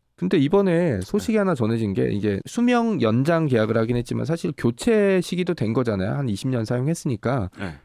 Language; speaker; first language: Korean; native; Korean